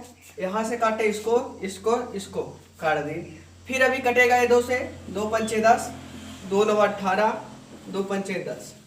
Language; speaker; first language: Hindi; native; Hindi